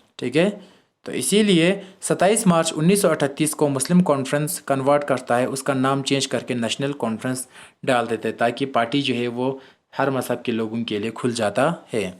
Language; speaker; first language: Hindi; non-native, local second language; Kashmiri